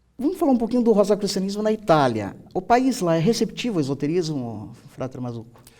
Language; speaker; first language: Portuguese; native; Portuguese